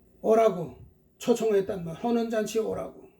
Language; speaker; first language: Korean; native; Korean